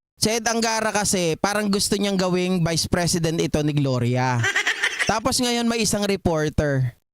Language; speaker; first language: Filipino; non-native, local second language; Iloko